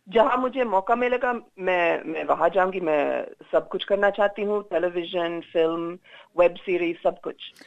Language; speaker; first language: Hindi; non-native, fluent; Kannada